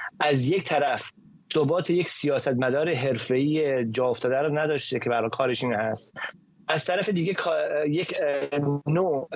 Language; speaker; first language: Persian; native; Persian